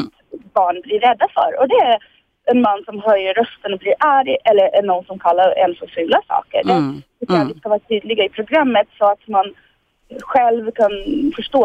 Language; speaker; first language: Swedish; non-native, fluent; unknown